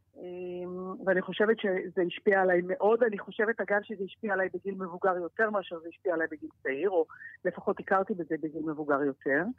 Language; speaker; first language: Hebrew; native; Hebrew